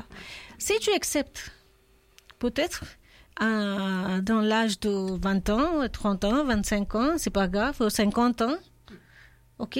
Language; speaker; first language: French; non-native, learner; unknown